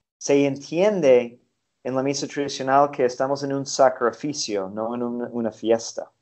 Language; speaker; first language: Spanish; non-native, fluent; English